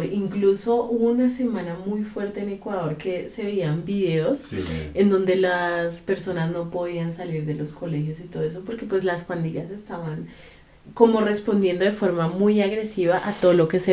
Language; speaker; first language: Spanish; native; Spanish